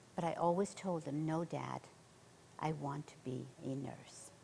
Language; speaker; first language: English; native; English